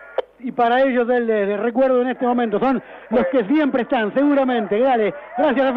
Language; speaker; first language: Spanish; native; Spanish